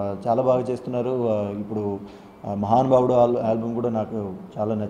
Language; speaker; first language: Telugu; non-native, learner; Tamil